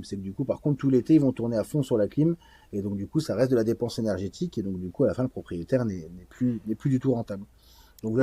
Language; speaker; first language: French; native; French